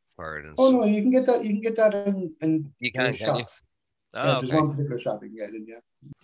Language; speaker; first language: English; native; English